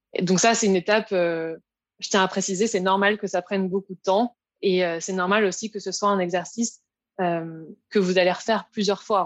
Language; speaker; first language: French; native; French